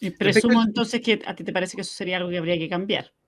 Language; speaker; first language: Spanish; native; Spanish